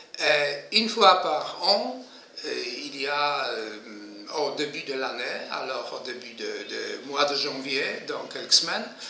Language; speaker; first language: French; non-native, fluent; Polish